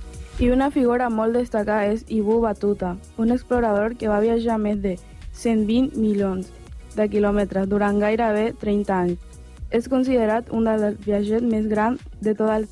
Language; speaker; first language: Catalan; non-native, learner; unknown